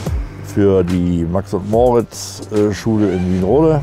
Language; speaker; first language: German; native; German